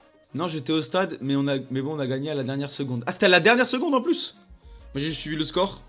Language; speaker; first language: French; native; French